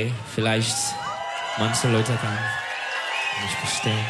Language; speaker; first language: German; non-native, learner; Turkish